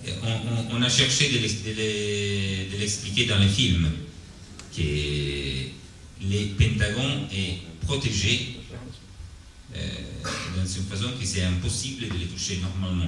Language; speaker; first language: French; non-native, learner; Italian